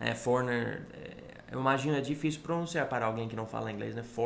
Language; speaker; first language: Portuguese; non-native, fluent; English